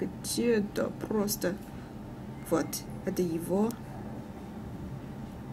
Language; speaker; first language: Russian; non-native, learner; Chinese